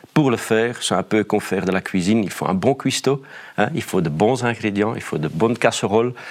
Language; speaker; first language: French; non-native, fluent; Dutch